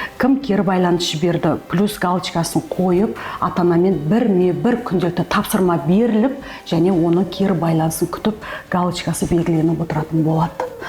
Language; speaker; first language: Kazakh; native; Kazakh